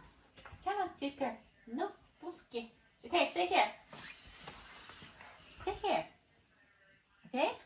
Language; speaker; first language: English; non-native, learner; Chinese